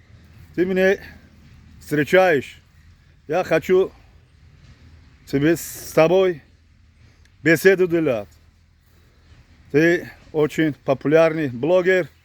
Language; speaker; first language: Russian; non-native, learner; Tajik